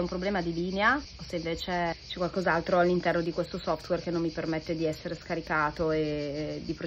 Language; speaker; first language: Italian; native; Italian